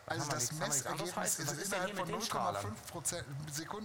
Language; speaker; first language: German; native; German